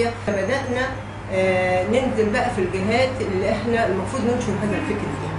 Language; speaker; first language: Arabic; native; Arabic